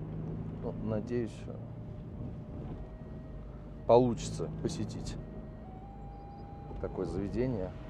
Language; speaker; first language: Russian; native; Russian